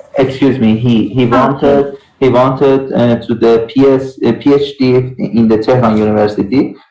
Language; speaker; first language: English; non-native, learner; Persian